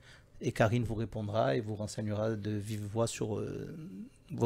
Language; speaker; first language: French; native; French